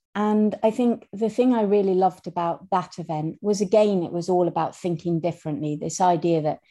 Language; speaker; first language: English; native; English